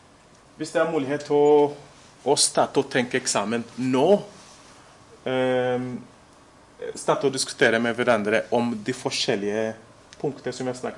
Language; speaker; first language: Norwegian; non-native, fluent; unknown